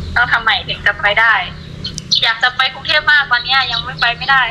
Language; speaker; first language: Thai; non-native, fluent; Burmese